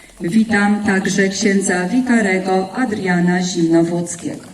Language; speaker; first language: Polish; native; Polish